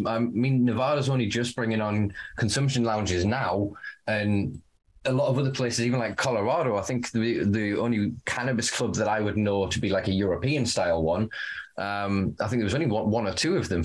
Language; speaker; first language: English; native; English